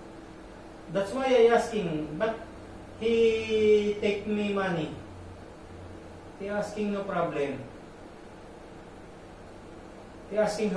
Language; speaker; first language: English; non-native, learner; Filipino